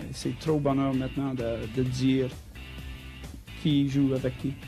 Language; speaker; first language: French; non-native, learner; English